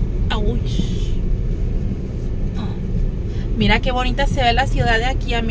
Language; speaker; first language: Spanish; native; Spanish